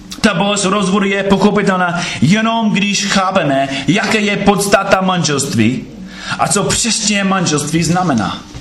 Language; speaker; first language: Czech; non-native, fluent; English